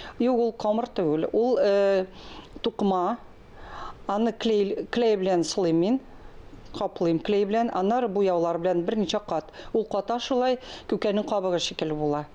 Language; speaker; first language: Tatar; non-native, local second language; Russian